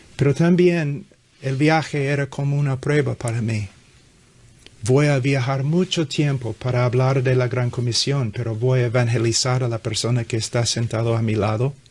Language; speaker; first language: Spanish; non-native, fluent; English